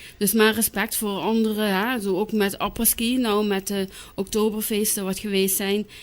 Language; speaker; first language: Dutch; native; Dutch